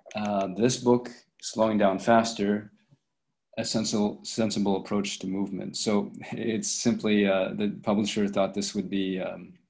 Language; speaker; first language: English; native; English